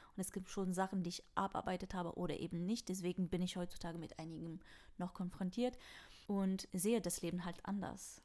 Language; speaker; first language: German; non-native, fluent; French